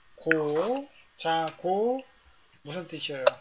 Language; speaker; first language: Korean; native; Korean